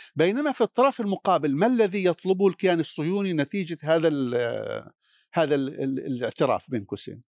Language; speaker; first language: Arabic; native; Arabic